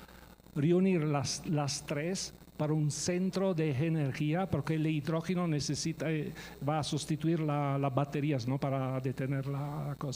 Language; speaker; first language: Spanish; non-native, fluent; Italian